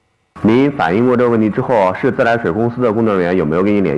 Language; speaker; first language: Chinese; native; Chinese